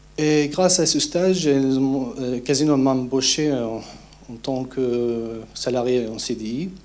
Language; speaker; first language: French; non-native, fluent; Arabic